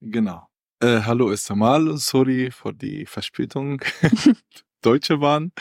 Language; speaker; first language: German; non-native, learner; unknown